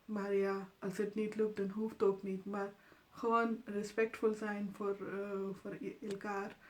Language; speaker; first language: Dutch; non-native, fluent; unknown